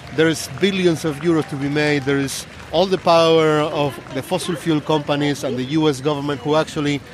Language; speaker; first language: English; non-native, fluent; Spanish